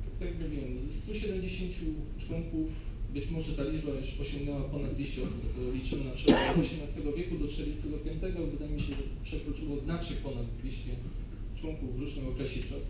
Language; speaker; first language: Polish; native; Polish